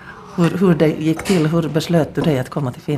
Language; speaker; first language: Swedish; native; Swedish